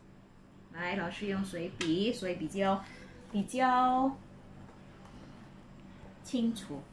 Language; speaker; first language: Chinese; non-native, fluent; Indonesian